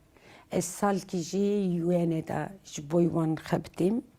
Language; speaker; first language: Kurdish; non-native, local second language; Turkish